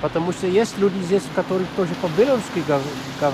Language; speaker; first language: Russian; non-native, fluent; Dutch